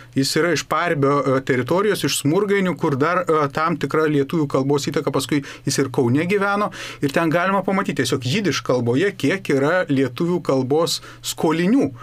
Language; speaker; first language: Lithuanian; native; Lithuanian